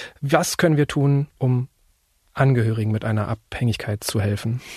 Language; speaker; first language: German; native; German